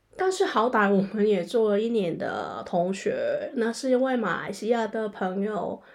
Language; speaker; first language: Chinese; non-native, local second language; Cantonese